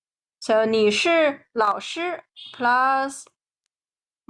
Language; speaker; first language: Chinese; non-native, fluent; Nepali